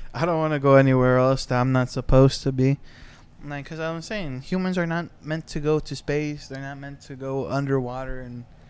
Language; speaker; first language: English; early bilingual, other home language; Spanish